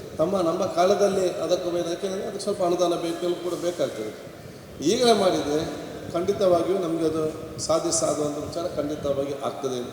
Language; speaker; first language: Kannada; non-native, local second language; Badaga